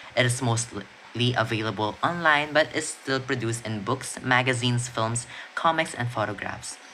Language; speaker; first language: English; non-native, local second language; Filipino